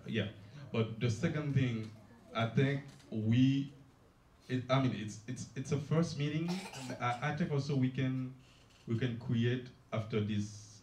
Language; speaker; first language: English; non-native, learner; Haitian Creole